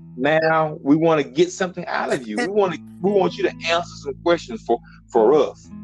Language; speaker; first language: English; native; English